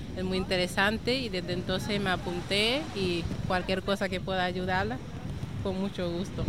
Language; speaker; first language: Spanish; early bilingual, other home language; Wolof